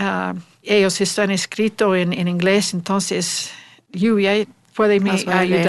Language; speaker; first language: Spanish; non-native, learner; English